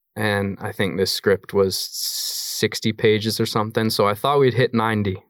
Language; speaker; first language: English; native; English